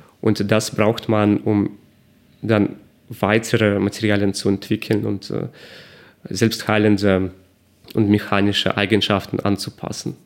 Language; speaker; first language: German; non-native, fluent; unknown